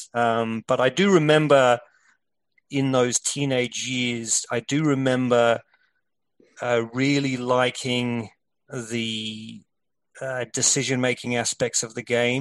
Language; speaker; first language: English; native; English